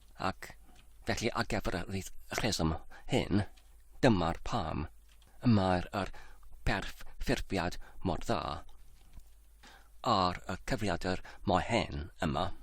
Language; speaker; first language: Welsh; non-native, learner; English